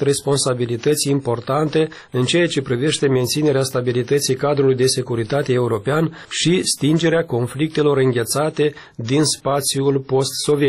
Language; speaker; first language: Romanian; native; Romanian